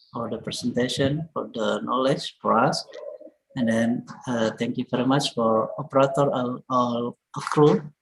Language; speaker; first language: English; non-native, learner; Indonesian